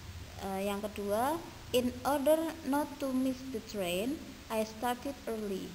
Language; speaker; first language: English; non-native, fluent; Indonesian